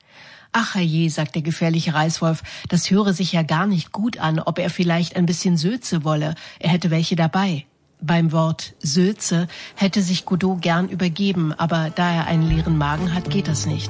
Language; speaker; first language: German; native; German